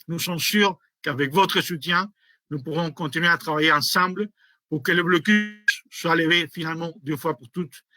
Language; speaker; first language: French; non-native, fluent; Spanish